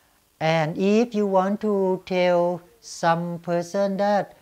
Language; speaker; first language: English; non-native, fluent; Thai